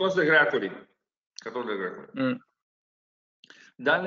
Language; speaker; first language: French; non-native, learner; Italian